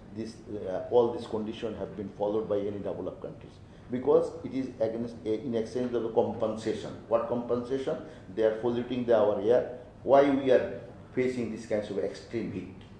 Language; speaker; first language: English; non-native, local second language; Bangla